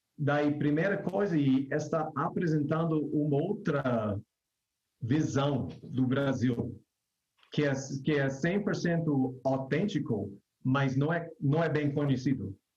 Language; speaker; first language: Portuguese; non-native, fluent; English